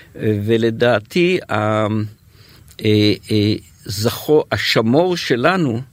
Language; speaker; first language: Hebrew; native; Hebrew